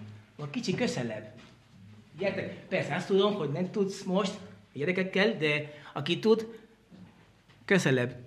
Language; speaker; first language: Hungarian; non-native, learner; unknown